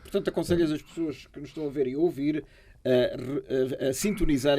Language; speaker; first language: Portuguese; native; Portuguese